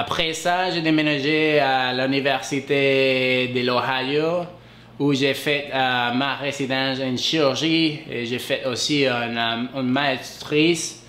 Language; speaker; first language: French; non-native, learner; Spanish